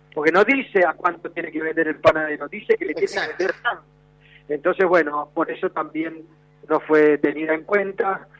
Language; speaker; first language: Spanish; native; Spanish